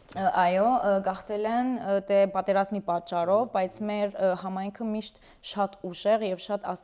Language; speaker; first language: Armenian; early bilingual, heritage; Armenian